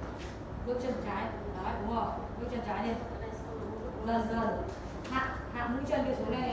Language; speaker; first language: Vietnamese; native; Vietnamese